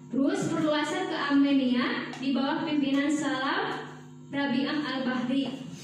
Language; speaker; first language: Indonesian; native; Indonesian